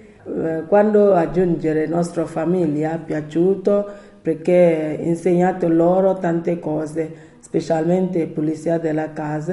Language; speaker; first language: Italian; non-native, learner; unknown